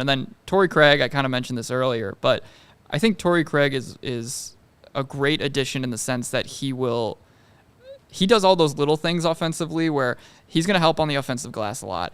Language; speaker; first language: English; native; English